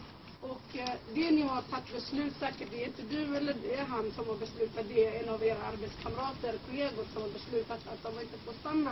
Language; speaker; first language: Swedish; non-native, fluent; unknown